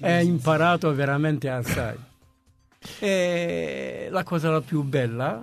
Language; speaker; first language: Italian; non-native, fluent; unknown